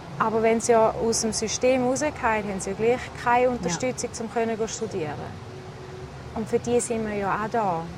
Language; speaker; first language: German; native; German